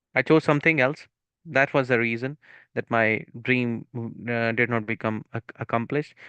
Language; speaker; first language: English; non-native, local second language; Punjabi